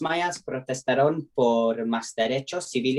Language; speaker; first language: Spanish; non-native, learner; English